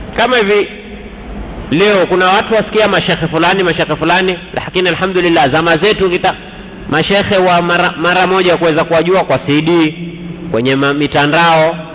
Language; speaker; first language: Swahili; native; Swahili